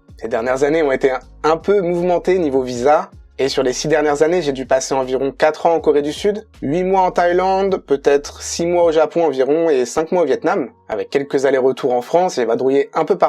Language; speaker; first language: French; native; French